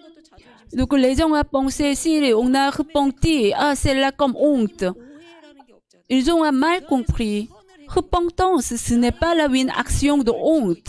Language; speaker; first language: French; non-native, learner; Korean